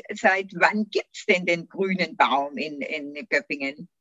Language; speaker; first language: German; native; German